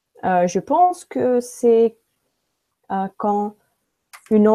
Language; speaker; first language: French; non-native, learner; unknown